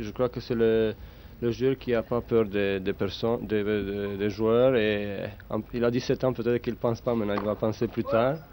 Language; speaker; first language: French; non-native, learner; Romanian